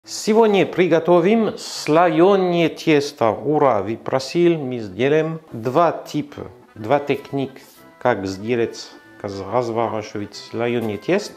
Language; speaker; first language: Russian; non-native, learner; French